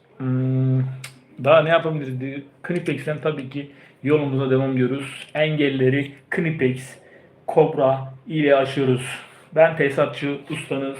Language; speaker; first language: Turkish; early bilingual, heritage; Turkish